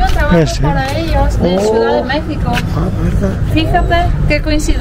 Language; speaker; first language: Spanish; non-native, fluent; Italian